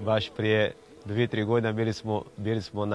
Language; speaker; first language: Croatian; non-native, fluent; Portuguese